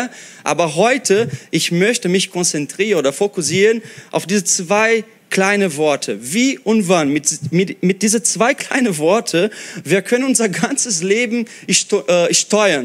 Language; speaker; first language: German; non-native, fluent; Portuguese